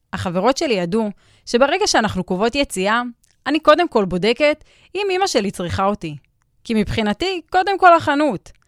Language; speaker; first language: Hebrew; native; Hebrew